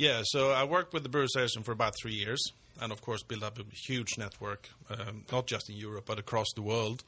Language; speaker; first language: English; non-native, fluent; Swedish